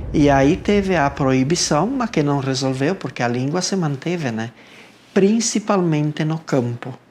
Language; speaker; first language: Portuguese; native; Portuguese